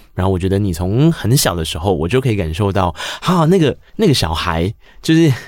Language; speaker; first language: Chinese; native; Chinese